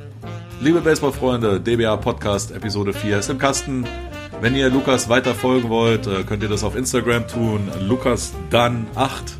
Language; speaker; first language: German; native; German